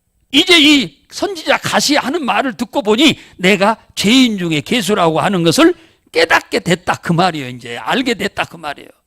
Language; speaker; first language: Korean; native; Korean